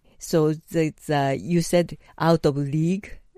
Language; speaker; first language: English; non-native, learner; Japanese